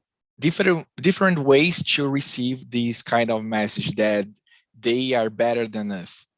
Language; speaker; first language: English; non-native, learner; Portuguese